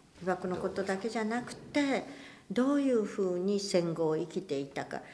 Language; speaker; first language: Japanese; native; Japanese